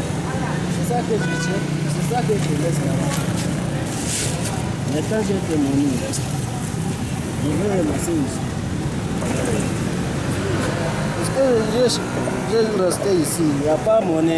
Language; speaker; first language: French; non-native, learner; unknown